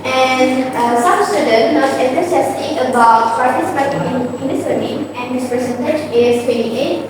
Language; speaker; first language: English; non-native, learner; Indonesian